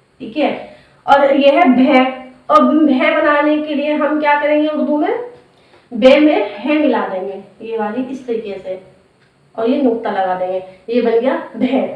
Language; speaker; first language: Hindi; native; Hindi